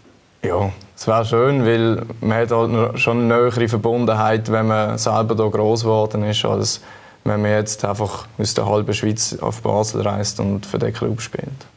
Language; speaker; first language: German; native; German